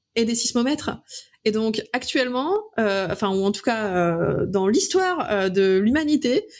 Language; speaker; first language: French; native; French